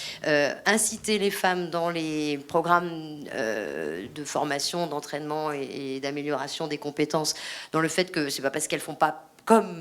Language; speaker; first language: French; native; French